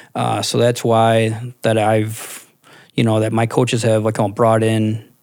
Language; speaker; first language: English; native; English